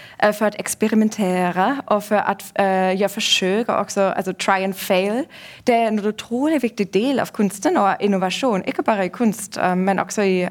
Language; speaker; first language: Norwegian; non-native, fluent; German